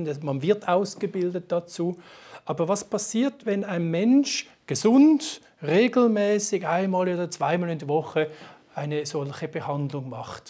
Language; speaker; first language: German; native; German